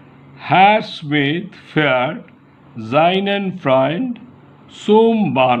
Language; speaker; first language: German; non-native, fluent; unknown